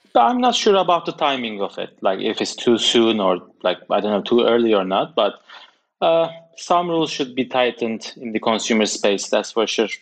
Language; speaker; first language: English; non-native, fluent; Turkish